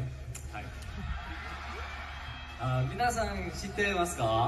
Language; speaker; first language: Japanese; non-native, learner; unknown